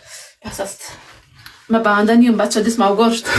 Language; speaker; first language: Persian; native; Persian